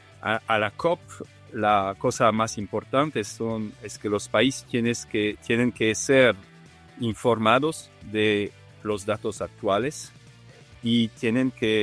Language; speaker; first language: Spanish; non-native, learner; Italian